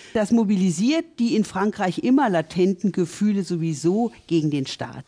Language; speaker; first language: German; native; German